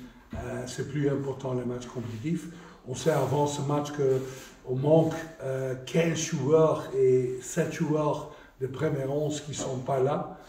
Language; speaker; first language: French; non-native, fluent; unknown